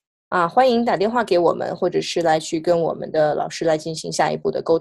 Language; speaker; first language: Chinese; native; Chinese